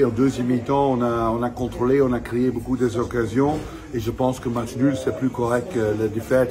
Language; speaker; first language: French; non-native, fluent; Dutch